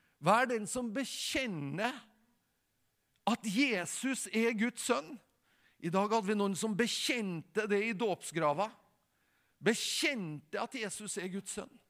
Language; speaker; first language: Norwegian; native; Norwegian